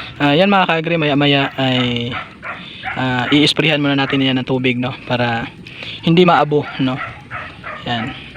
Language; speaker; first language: Filipino; non-native, local second language; Cebuano